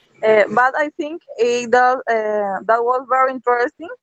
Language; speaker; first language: English; non-native, learner; Spanish